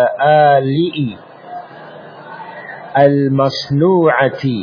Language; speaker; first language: Arabic; non-native, fluent; Indonesian